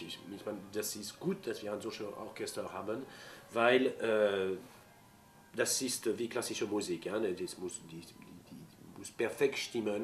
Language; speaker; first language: German; non-native, fluent; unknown